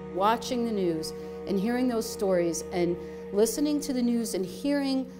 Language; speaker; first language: English; native; English